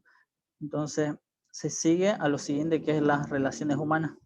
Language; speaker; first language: Spanish; native; Spanish